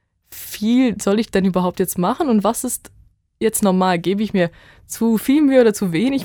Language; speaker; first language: German; non-native, fluent; Bosnian